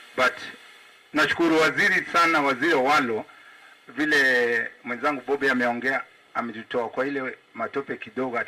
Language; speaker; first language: Swahili; non-native, local second language; Luo (Kenya and Tanzania)